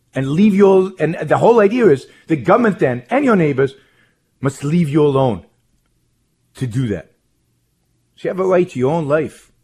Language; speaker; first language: English; non-native, fluent; Hebrew